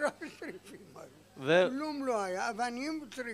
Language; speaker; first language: Hebrew; non-native, fluent; Arabic